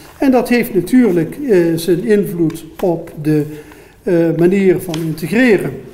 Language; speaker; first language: Dutch; native; Dutch